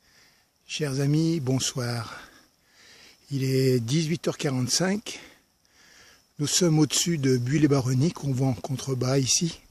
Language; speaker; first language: French; native; French